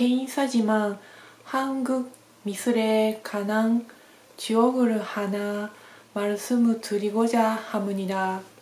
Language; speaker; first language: Korean; non-native, learner; Japanese